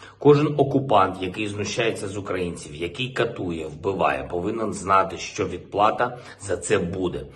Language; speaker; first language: Ukrainian; non-native, local second language; Russian